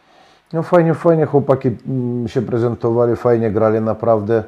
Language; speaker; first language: Polish; non-native, fluent; Russian